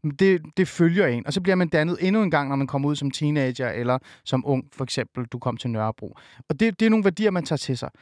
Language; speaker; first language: Danish; early bilingual, other home language; Persian